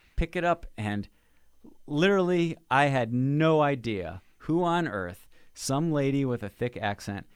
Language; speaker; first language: English; native; English